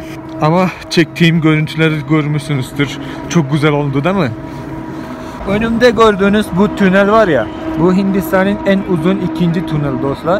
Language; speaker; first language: Turkish; non-native, fluent; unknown